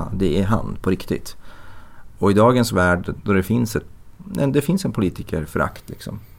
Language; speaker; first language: Swedish; early bilingual, other home language; Persian